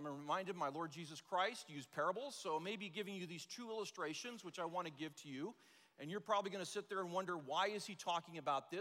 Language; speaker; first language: English; native; English